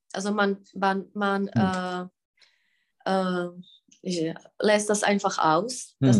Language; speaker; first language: German; non-native, fluent; Czech